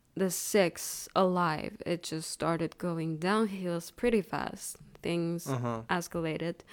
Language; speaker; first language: English; non-native, fluent; Chinese